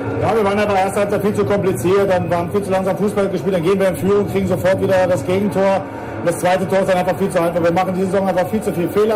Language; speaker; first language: German; native; German